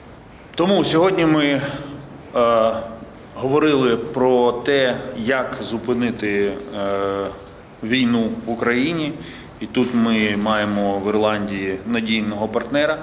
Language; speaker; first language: Ukrainian; native; Ukrainian